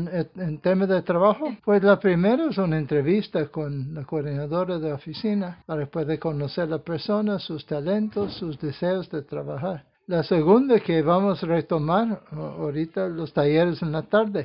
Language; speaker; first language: Spanish; non-native, fluent; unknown